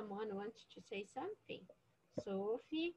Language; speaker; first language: English; non-native, learner; Portuguese